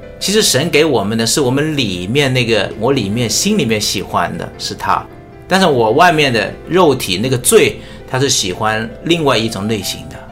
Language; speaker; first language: Chinese; native; Chinese